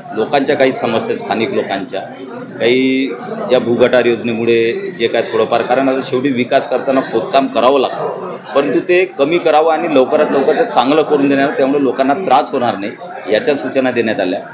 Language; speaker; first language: Marathi; native; Marathi